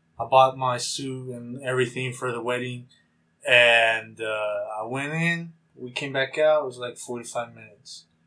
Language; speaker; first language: English; early bilingual, other home language; Spanish